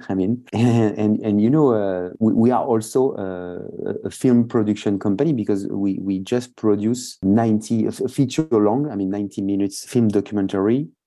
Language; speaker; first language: English; non-native, fluent; French